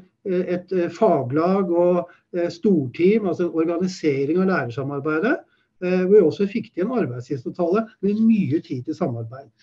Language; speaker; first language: Norwegian; native; Norwegian